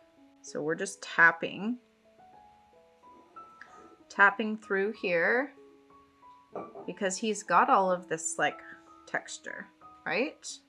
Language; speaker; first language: English; native; English